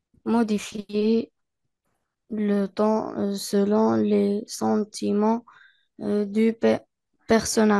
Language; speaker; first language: French; non-native, learner; Arabic